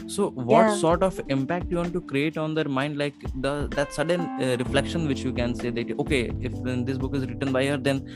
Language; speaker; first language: English; non-native, local second language; Hindi